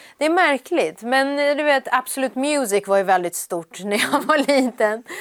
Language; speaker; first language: Swedish; early bilingual, other home language; Persian